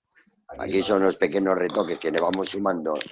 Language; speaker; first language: Spanish; native; Spanish